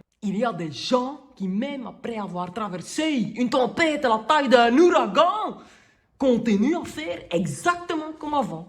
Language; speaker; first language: French; native; French